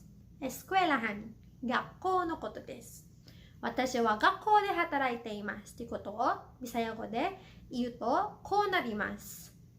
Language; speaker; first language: Japanese; non-native, fluent; Cebuano